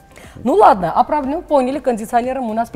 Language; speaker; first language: Russian; non-native, local second language; Armenian